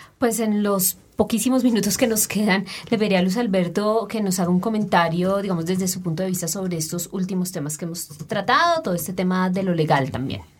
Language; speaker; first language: Spanish; native; Spanish